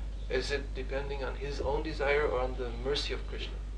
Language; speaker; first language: English; non-native, fluent; Czech